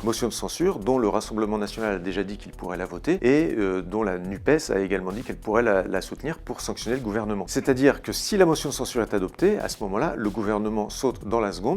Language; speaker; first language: French; native; French